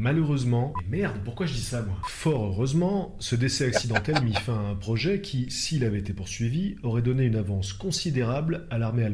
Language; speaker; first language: French; native; French